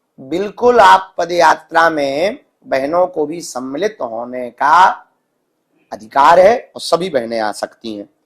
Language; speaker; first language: Hindi; native; Hindi